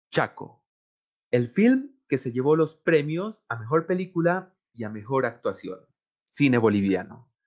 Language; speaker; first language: Spanish; native; Spanish